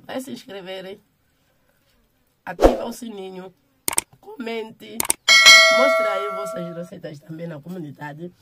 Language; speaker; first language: Portuguese; non-native, local second language; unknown